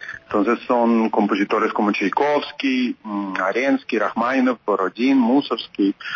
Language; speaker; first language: Spanish; non-native, fluent; Russian